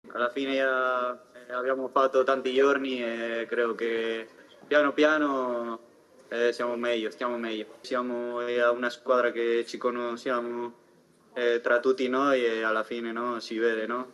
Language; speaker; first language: Italian; non-native, fluent; Spanish